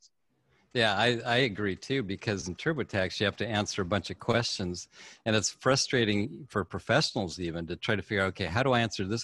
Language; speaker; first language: English; native; English